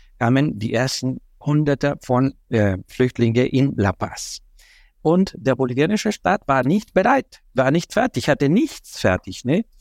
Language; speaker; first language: German; non-native, fluent; Spanish